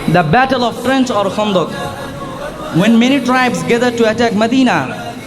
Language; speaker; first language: English; non-native, local second language; Bangla